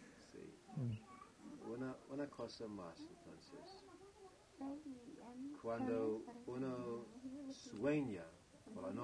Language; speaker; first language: Spanish; non-native, fluent; English